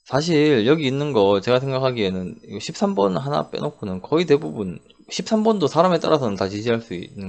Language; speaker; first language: Korean; native; Korean